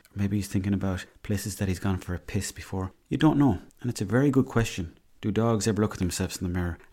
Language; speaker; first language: English; native; English